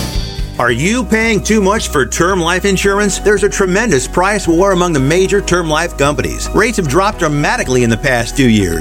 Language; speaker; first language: English; native; English